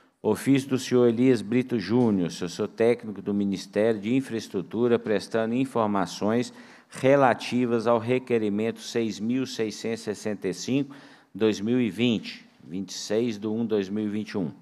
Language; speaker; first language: Portuguese; native; Portuguese